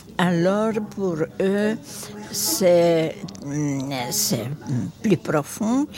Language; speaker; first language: French; non-native, fluent; Czech